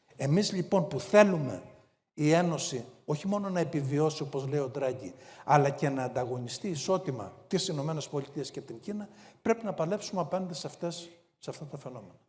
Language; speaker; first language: Greek; native; Greek